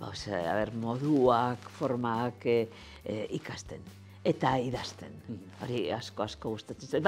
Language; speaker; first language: Basque; non-native, local second language; Spanish